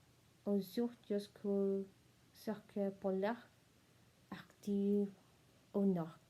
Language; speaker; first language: French; non-native, learner; Spanish